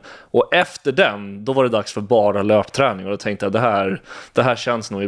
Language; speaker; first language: Swedish; native; Swedish